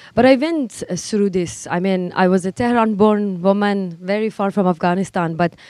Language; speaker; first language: English; non-native, fluent; Persian